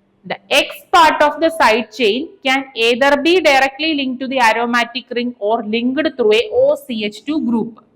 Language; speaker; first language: English; non-native, local second language; Malayalam